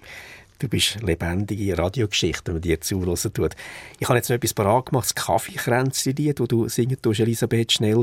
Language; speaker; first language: German; native; German